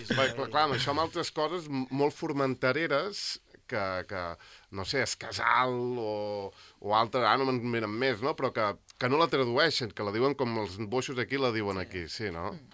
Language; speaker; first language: Catalan; native; Catalan